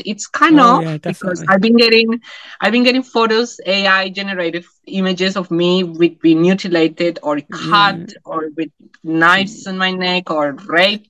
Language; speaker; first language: English; non-native, fluent; Spanish